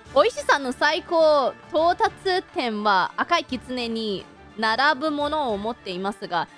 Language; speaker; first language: Japanese; non-native, fluent; English